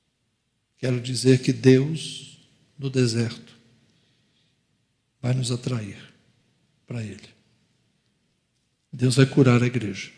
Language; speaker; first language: Portuguese; native; Portuguese